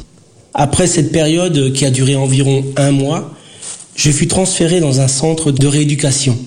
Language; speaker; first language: French; early bilingual, other home language; Portuguese